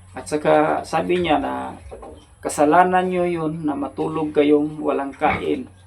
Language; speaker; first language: Filipino; non-native, local second language; Cebuano